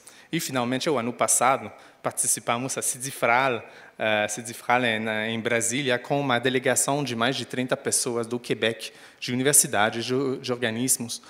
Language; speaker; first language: Portuguese; non-native, fluent; French